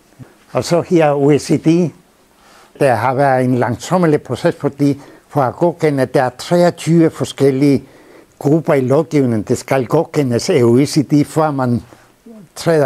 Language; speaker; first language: Danish; non-native, fluent; Spanish